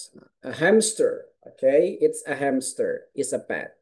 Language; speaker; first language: English; non-native, fluent; Indonesian